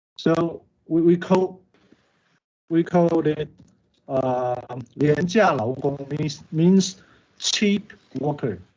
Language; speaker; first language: English; non-native, learner; Chinese